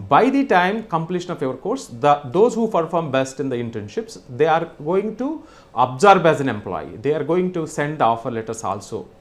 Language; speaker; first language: English; non-native, local second language; Telugu